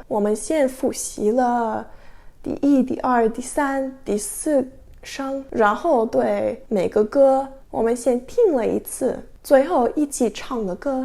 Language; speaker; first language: Chinese; non-native, learner; Russian